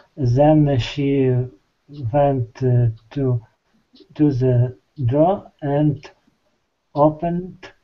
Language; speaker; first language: English; non-native, learner; Ukrainian